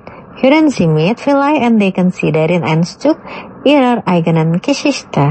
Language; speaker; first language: German; non-native, fluent; Indonesian